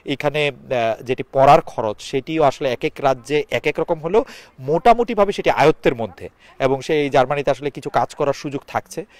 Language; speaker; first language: Bangla; native; Bangla